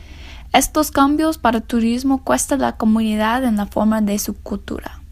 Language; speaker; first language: Spanish; non-native, learner; English